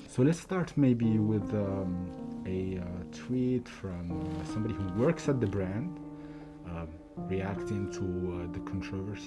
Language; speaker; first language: English; non-native, fluent; Arabic